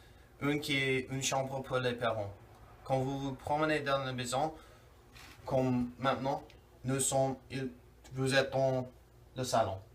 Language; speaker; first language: French; non-native, learner; English